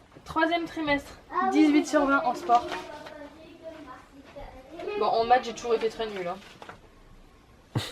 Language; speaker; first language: French; native; French